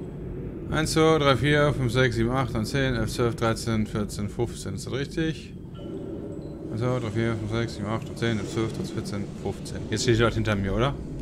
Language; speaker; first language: German; native; German